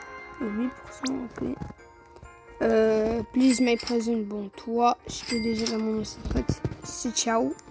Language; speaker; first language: French; native; French